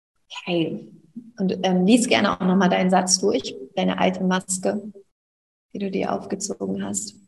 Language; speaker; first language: German; native; German